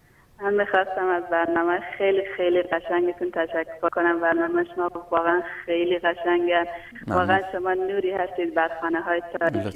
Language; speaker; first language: Persian; non-native, local second language; Baluchi